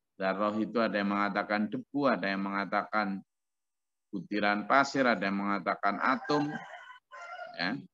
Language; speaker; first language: Indonesian; non-native, local second language; Javanese